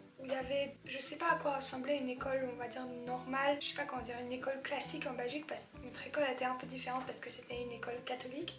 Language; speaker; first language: French; early bilingual, other home language; Polish